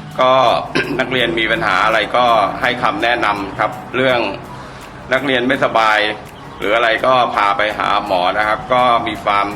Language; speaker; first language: Thai; native; Thai